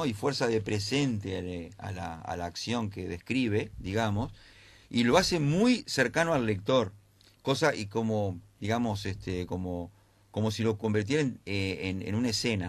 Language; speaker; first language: Spanish; native; Spanish